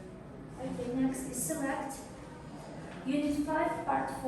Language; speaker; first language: English; non-native, fluent; Uzbek